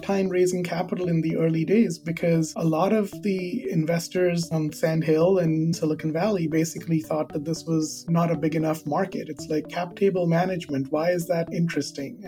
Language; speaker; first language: English; non-native, local second language; Hindi